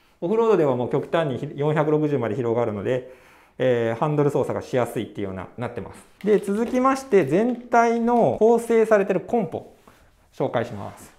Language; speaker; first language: Japanese; native; Japanese